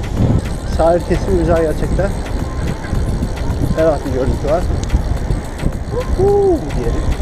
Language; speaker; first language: Turkish; native; Turkish